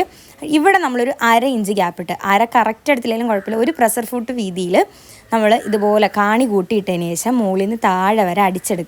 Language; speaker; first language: Malayalam; native; Malayalam